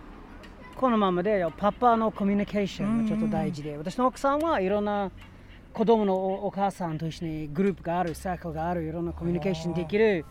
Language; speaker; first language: Japanese; non-native, learner; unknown